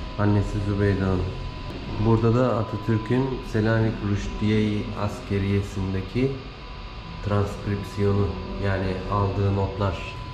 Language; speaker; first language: Turkish; native; Turkish